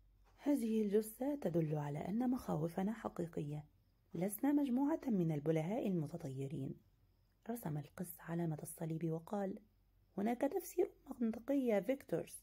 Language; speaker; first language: Arabic; native; Arabic